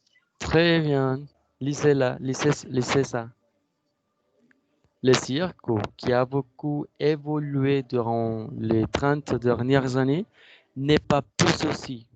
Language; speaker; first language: French; non-native, fluent; Spanish